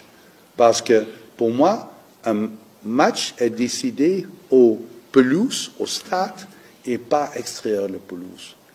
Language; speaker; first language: French; non-native, learner; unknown